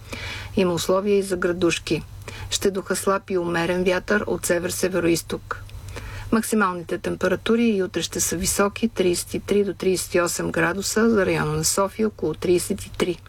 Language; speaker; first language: Bulgarian; native; Bulgarian